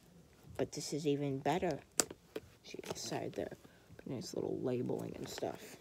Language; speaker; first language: English; native; English